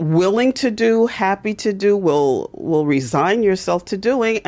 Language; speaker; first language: English; native; English